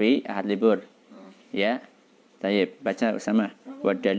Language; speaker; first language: Indonesian; native; Indonesian